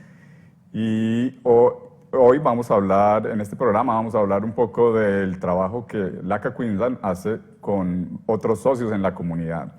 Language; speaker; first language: Spanish; native; Spanish